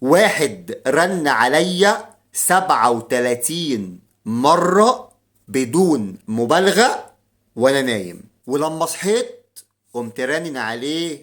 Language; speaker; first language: Arabic; native; Arabic